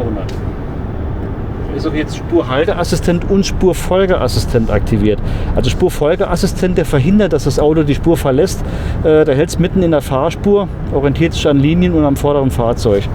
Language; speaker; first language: German; native; German